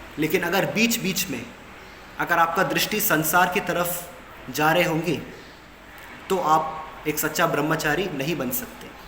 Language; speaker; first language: Hindi; non-native, local second language; Kannada